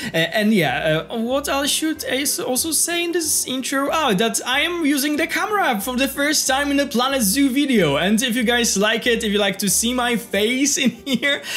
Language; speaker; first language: English; non-native, fluent; Polish